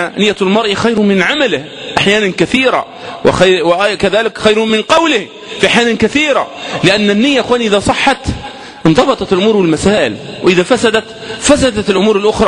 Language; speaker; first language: Arabic; native; Arabic